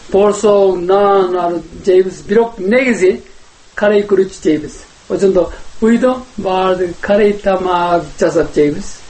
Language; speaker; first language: Kyrgyz; non-native, learner; Korean